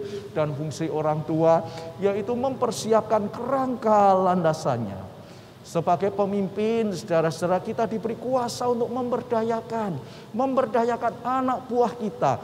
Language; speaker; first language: Indonesian; native; Indonesian